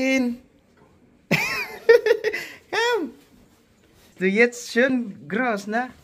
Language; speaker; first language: German; non-native, learner; Filipino